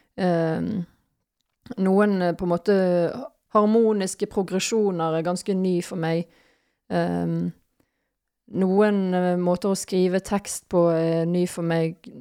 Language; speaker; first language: Norwegian; native; Norwegian